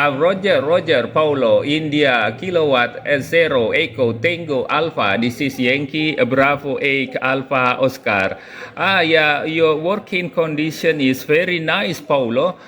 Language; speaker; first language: English; non-native, local second language; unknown